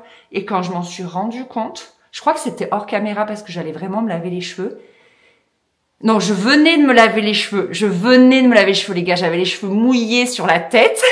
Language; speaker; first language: French; native; French